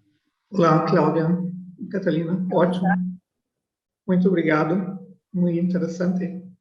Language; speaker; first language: Portuguese; non-native, fluent; Spanish